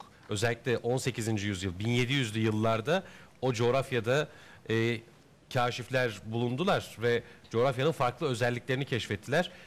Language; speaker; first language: Turkish; native; Turkish